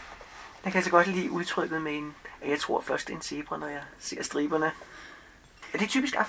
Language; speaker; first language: Danish; native; Danish